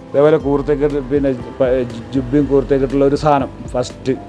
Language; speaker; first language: Malayalam; native; Malayalam